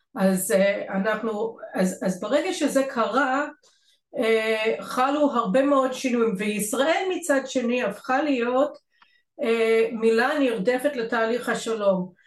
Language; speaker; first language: Hebrew; non-native, fluent; English